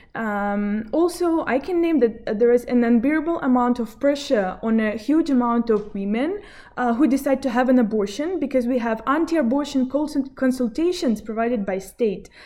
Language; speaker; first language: English; non-native, fluent; Belarusian